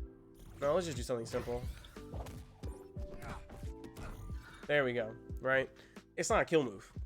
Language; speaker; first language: English; native; English